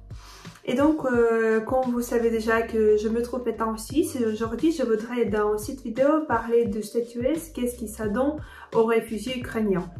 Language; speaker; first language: French; non-native, fluent; Ukrainian